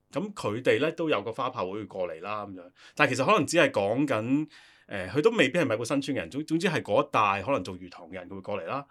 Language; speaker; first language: Cantonese; native; Cantonese